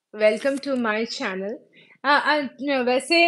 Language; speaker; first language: Hindi; non-native, local second language; Bangla